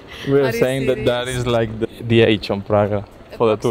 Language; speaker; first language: English; non-native, learner; Spanish